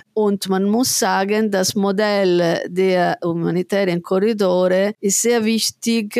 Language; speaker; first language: German; non-native, fluent; Italian